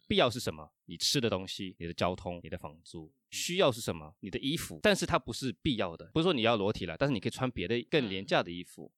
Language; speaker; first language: Chinese; non-native, fluent; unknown